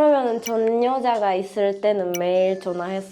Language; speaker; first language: Korean; non-native, learner; Japanese